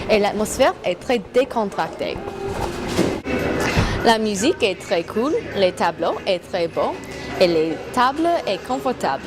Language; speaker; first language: French; non-native, learner; English